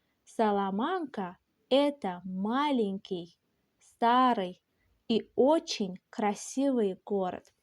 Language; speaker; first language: Russian; non-native, local second language; Azerbaijani